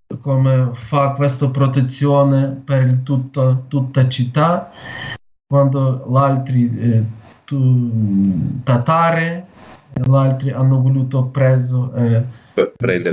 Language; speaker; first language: Italian; non-native, learner; Ukrainian